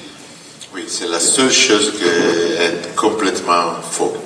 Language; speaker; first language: French; non-native, fluent; Italian